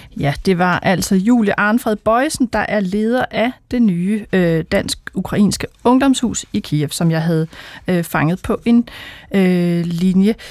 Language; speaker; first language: Danish; native; Danish